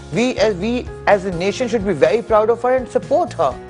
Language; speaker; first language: English; non-native, local second language; Urdu